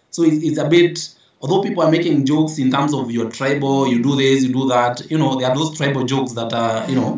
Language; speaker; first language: English; non-native, local second language; Meru